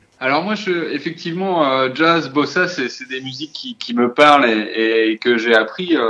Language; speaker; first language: French; native; French